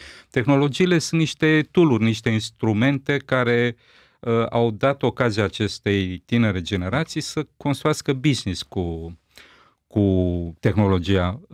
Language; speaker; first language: Romanian; native; Romanian